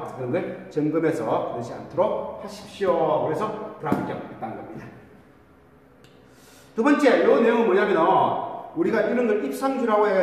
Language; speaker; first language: Korean; native; Korean